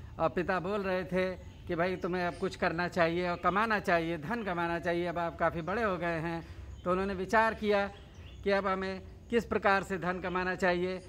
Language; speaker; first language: Hindi; native; Hindi